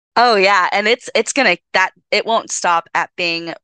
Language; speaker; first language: English; native; English